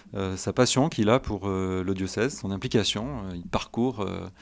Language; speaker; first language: French; native; French